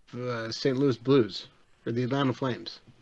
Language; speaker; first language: English; native; English